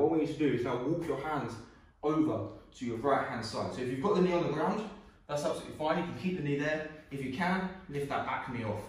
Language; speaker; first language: English; native; English